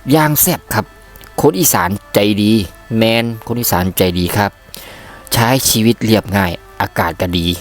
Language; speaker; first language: Thai; native; Thai